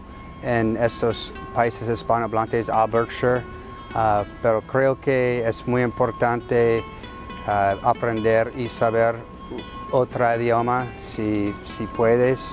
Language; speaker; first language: Spanish; non-native, fluent; English